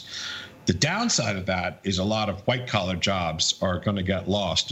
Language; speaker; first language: English; native; English